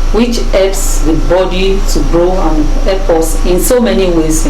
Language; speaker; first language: English; non-native, local second language; Yoruba